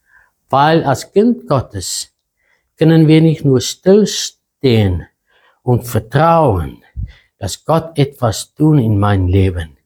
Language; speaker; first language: German; non-native, fluent; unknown